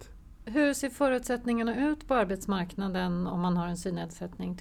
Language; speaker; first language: Swedish; native; Swedish